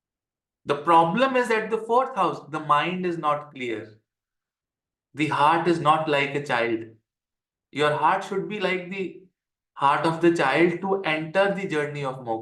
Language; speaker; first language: English; non-native, local second language; Hindi